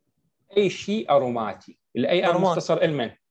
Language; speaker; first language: Arabic; native; Arabic